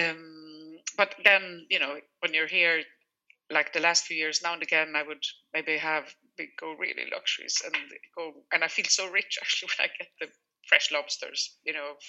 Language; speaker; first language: English; non-native, fluent; Swedish